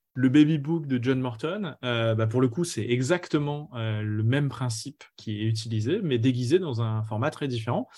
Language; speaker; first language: French; native; French